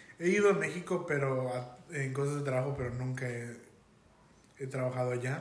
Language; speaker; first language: Spanish; native; Spanish